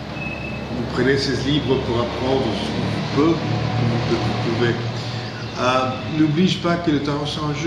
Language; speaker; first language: French; non-native, fluent; English